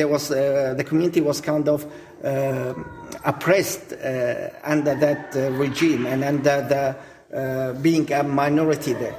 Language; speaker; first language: English; non-native, fluent; Assyrian Neo-Aramaic